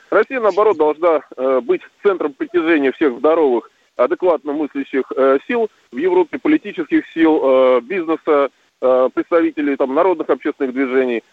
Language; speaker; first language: Russian; native; Russian